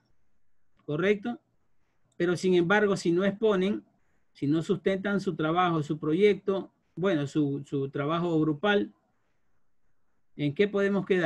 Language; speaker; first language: Spanish; native; Spanish